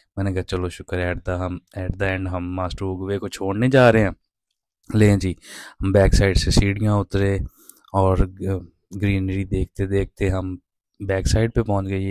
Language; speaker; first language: Urdu; non-native, local second language; Punjabi